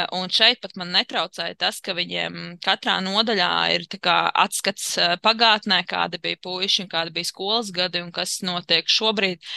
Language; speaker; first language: Latvian; native; Latvian